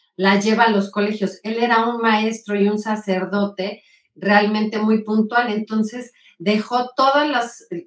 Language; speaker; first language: Spanish; native; Spanish